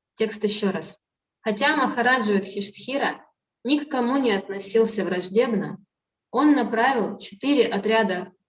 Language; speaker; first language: Russian; native; Russian